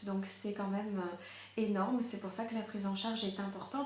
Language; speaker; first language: French; native; French